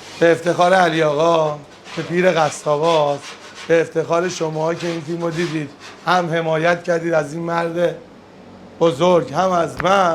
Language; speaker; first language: Persian; native; Persian